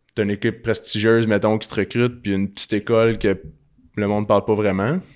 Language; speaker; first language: French; native; French